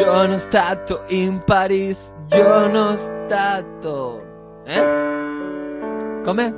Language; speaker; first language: Italian; non-native, learner; Spanish